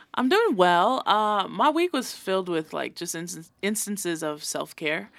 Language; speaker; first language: English; non-native, fluent; Samoan